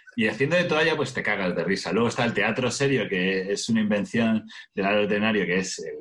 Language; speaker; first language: Spanish; native; Spanish